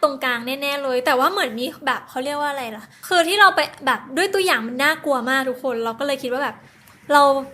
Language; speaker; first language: Thai; native; Thai